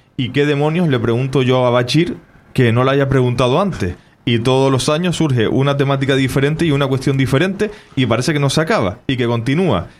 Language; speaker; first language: Spanish; native; Spanish